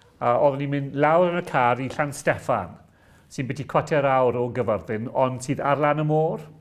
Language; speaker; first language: Welsh; non-native, local second language; English